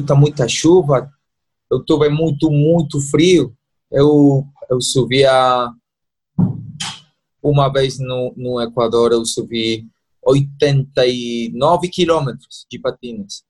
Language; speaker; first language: Portuguese; non-native, learner; Spanish